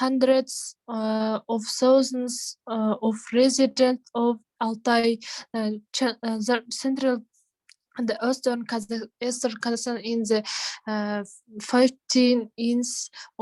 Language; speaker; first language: English; non-native, learner; Kazakh